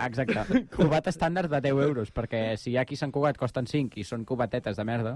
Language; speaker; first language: Catalan; native; Catalan